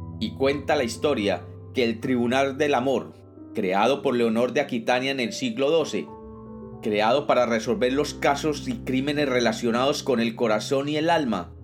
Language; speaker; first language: Spanish; native; Spanish